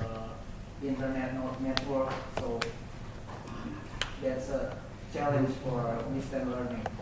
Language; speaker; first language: English; non-native, learner; Indonesian